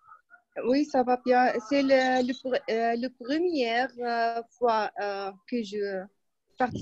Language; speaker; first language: French; non-native, learner; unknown